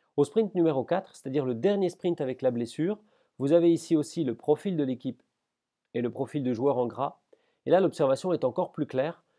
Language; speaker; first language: French; native; French